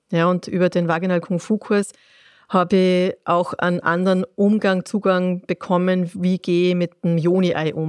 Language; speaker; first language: German; native; German